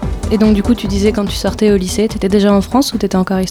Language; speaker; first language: French; native; French